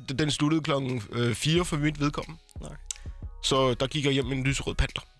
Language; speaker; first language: Danish; early bilingual, other home language; Arabic